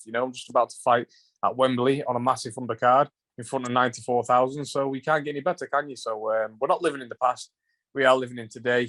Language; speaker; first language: English; native; English